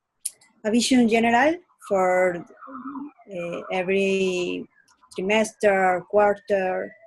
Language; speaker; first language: English; non-native, learner; Spanish